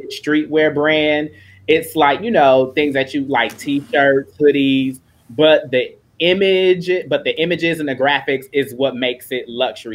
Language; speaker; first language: English; native; English